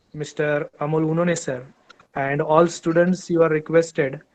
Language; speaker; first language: English; non-native, local second language; Marathi